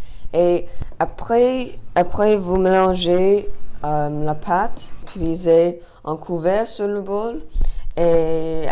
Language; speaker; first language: French; non-native, learner; English